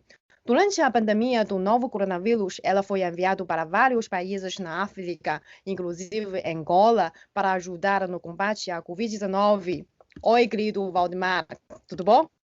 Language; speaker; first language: Portuguese; non-native, fluent; Chinese